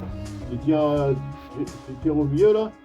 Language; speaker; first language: French; native; French